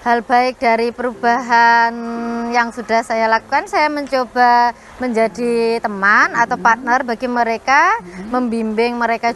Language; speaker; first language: Indonesian; native; Indonesian